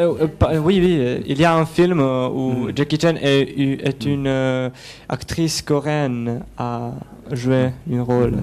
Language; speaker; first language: French; non-native, learner; Serbian